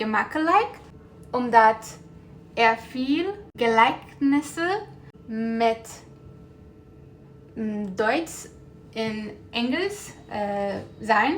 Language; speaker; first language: Dutch; non-native, learner; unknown